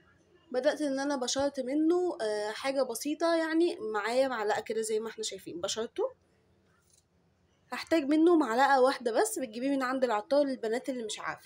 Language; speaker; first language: Arabic; native; Arabic